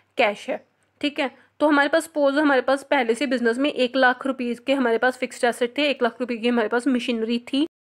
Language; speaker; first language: Hindi; non-native, local second language; Punjabi